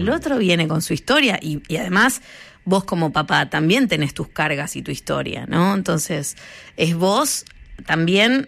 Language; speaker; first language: Spanish; native; Spanish